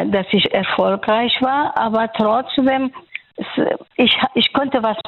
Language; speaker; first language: German; non-native, fluent; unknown